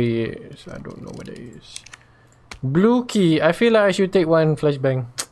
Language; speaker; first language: English; non-native, local second language; Malay